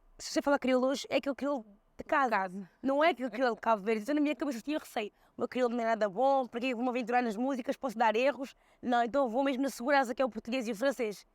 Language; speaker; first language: Portuguese; early bilingual, other home language; Kabuverdianu